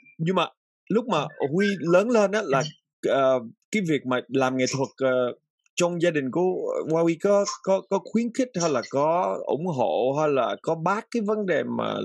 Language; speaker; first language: Vietnamese; early bilingual, heritage; Vietnamese